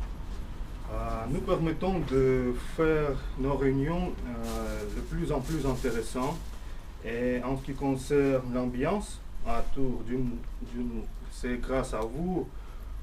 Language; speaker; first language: French; non-native, learner; Russian